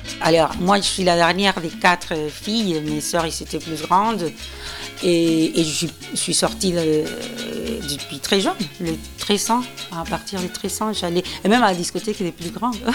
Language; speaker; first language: French; non-native, fluent; Spanish